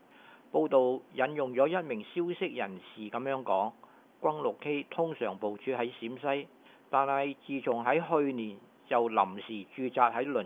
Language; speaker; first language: Chinese; non-native, local second language; Cantonese